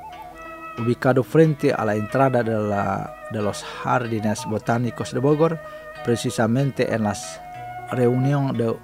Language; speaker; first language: Spanish; non-native, fluent; Indonesian